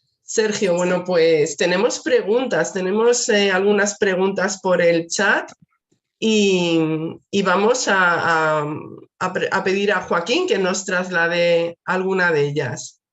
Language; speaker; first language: Spanish; native; Spanish